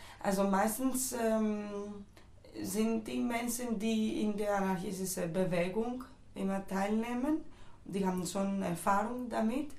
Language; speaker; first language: German; non-native, fluent; Greek